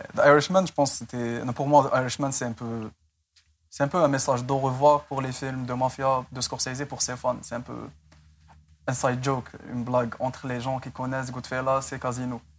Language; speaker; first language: French; non-native, local second language; Arabic